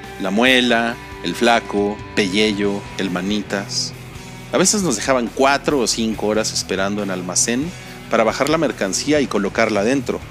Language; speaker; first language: Spanish; native; Spanish